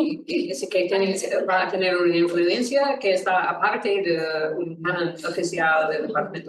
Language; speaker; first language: Spanish; non-native, learner; English